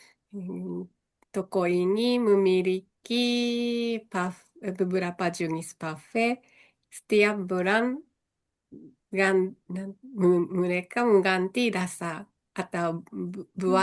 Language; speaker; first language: Indonesian; non-native, learner; Japanese